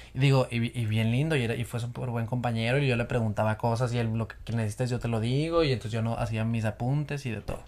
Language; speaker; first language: Spanish; native; Spanish